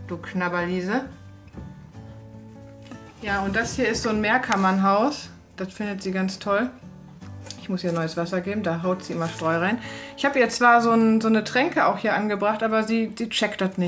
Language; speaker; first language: German; native; German